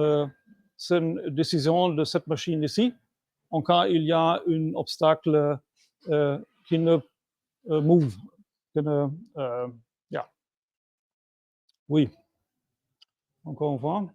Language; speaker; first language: French; non-native, fluent; German